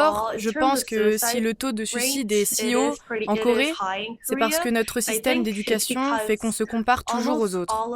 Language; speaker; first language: French; non-native, fluent; Korean